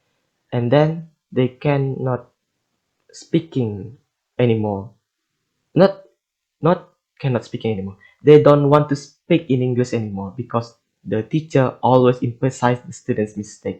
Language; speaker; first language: English; non-native, learner; Indonesian